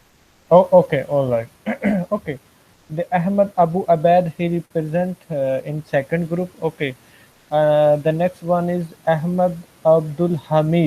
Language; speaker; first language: English; non-native, fluent; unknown